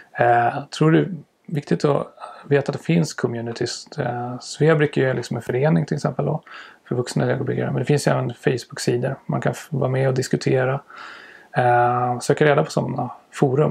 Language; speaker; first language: Swedish; native; Swedish